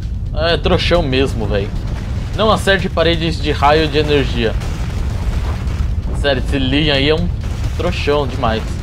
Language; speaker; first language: Portuguese; native; Portuguese